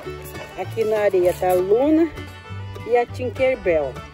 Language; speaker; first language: Portuguese; native; Portuguese